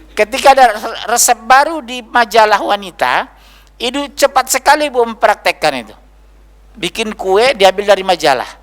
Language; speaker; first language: Indonesian; native; Indonesian